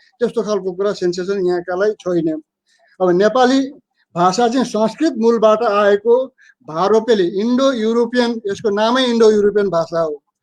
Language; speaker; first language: Nepali; native; Nepali